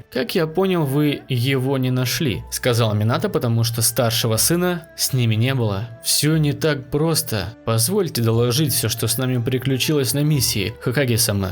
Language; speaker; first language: Russian; native; Russian